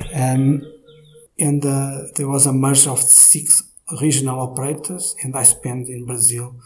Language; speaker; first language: English; non-native, fluent; Portuguese